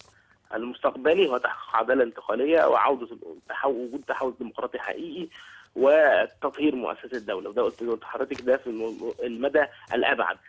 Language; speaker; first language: Arabic; native; Arabic